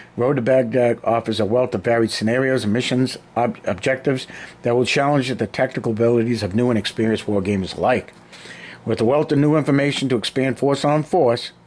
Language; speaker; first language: English; native; English